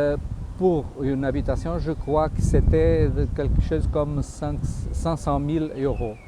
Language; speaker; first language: French; non-native, fluent; Portuguese